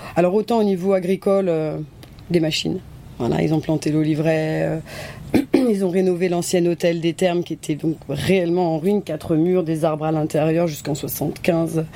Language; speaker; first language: French; native; French